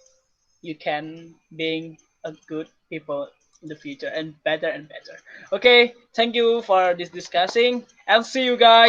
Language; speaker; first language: English; non-native, learner; Indonesian